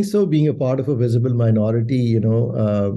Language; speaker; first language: English; non-native, local second language; Urdu